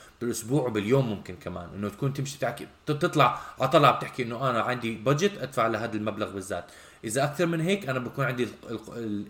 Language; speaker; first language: Arabic; native; Arabic